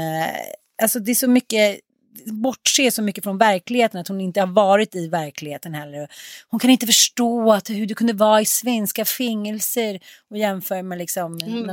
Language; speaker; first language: Swedish; native; Swedish